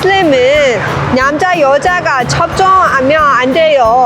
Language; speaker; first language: Korean; non-native, learner; Persian